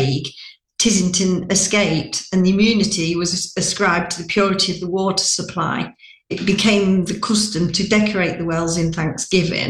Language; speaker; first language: English; native; English